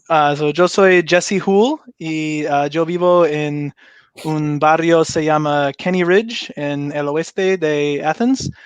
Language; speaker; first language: Spanish; non-native, learner; English